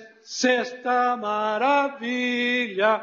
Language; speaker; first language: Portuguese; non-native, fluent; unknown